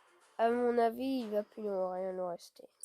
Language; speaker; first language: French; native; French